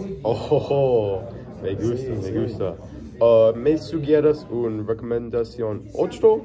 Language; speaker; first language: Spanish; non-native, learner; English